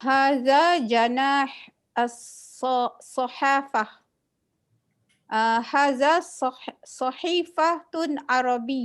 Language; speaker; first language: Arabic; non-native, learner; Malay